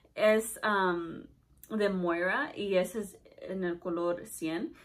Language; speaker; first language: Spanish; early bilingual, heritage; Spanish